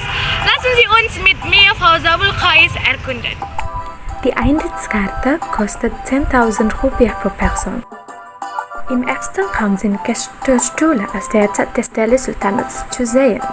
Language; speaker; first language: German; non-native, learner; Indonesian